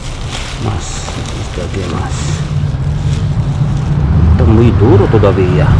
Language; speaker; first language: Spanish; non-native, learner; Filipino